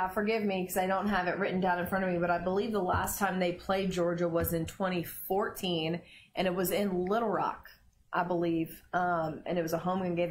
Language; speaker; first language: English; native; English